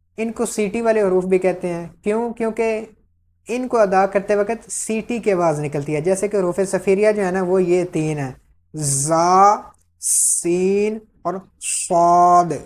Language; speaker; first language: Urdu; native; Urdu